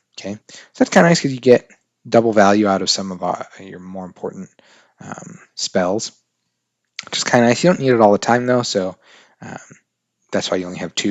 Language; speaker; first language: English; native; English